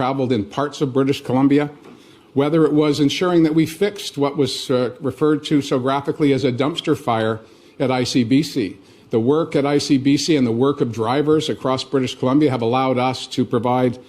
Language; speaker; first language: English; native; English